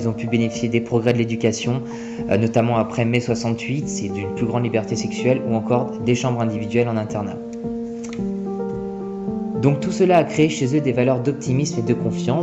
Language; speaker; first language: French; native; French